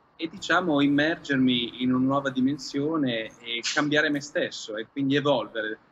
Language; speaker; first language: Italian; native; Italian